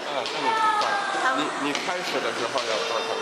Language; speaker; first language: Chinese; non-native, fluent; English